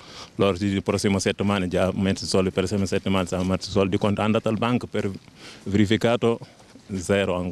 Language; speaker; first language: Italian; non-native, learner; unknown